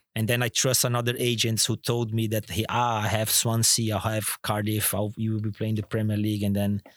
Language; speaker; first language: English; non-native, fluent; Portuguese